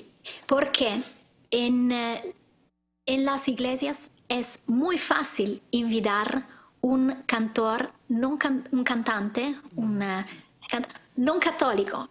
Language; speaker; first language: Spanish; non-native, learner; Italian